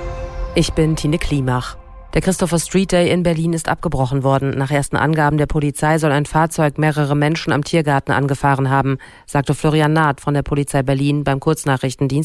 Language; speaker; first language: German; native; German